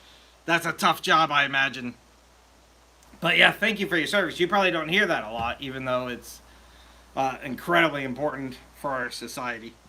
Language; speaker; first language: English; native; English